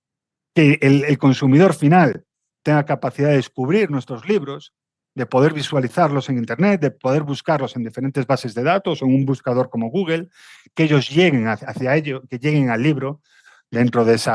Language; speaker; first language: Spanish; native; Spanish